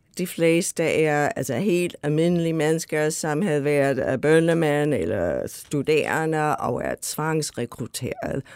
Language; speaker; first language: Danish; non-native, fluent; English